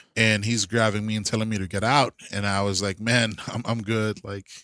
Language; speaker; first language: English; early bilingual, other home language; Spanish